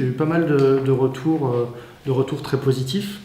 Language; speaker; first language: French; native; French